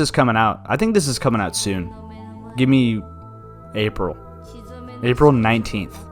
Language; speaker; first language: English; native; English